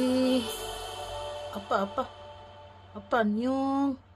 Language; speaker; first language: Korean; non-native, learner; Filipino